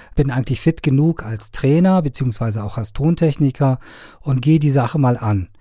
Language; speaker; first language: German; non-native, fluent; Persian